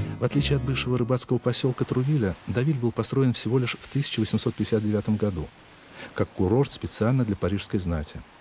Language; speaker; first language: Russian; native; Russian